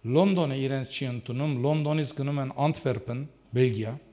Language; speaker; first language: Armenian; early bilingual, heritage; French